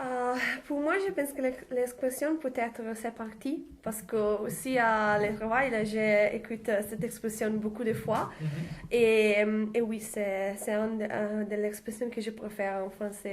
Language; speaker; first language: French; non-native, learner; Italian